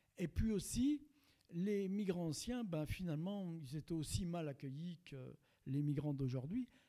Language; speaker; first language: French; native; French